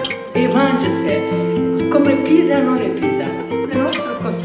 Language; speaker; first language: Italian; non-native, learner; Turkish